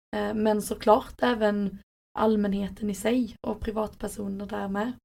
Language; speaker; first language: Swedish; native; Swedish